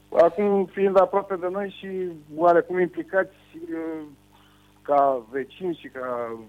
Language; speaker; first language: Romanian; native; Romanian